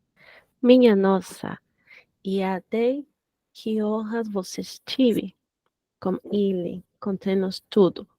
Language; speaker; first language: Portuguese; non-native, learner; Spanish